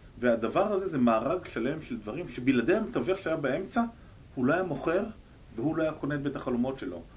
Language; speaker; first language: Hebrew; native; Hebrew